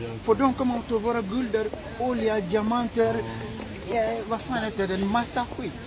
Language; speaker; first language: Swedish; early bilingual, other home language; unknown